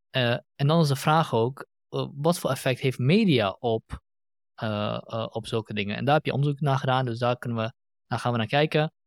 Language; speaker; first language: Dutch; native; Dutch